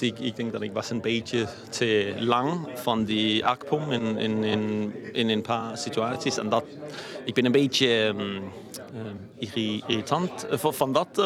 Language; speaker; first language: Dutch; non-native, fluent; Danish